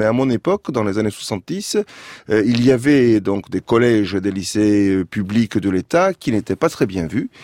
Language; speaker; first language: French; non-native, fluent; Turkish